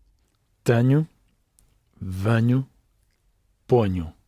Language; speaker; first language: Portuguese; non-native, learner; English